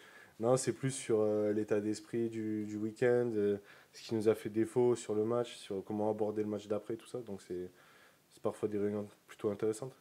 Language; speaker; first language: French; native; French